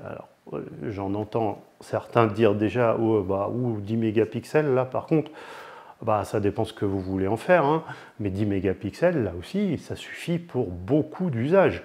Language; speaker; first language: French; native; French